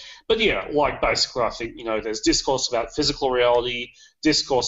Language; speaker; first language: English; native; English